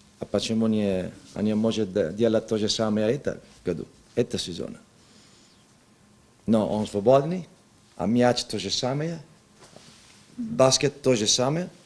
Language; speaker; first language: Russian; non-native, learner; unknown